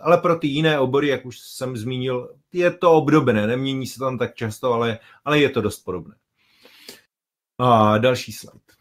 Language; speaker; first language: Czech; native; Czech